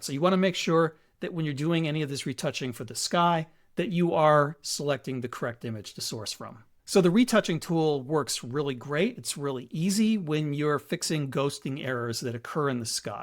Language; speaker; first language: English; native; English